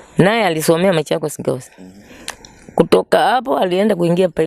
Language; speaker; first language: Swahili; non-native, local second language; Kamba